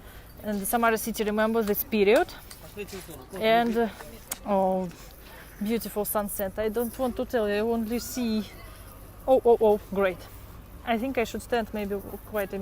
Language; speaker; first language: English; non-native, fluent; Russian